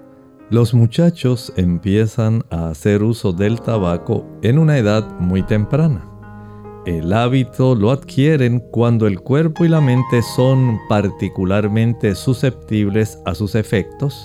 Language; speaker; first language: Spanish; native; Spanish